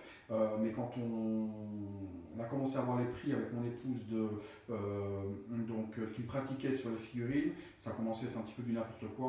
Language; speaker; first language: French; native; French